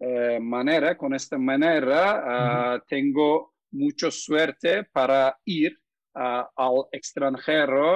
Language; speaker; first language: Spanish; non-native, learner; Turkish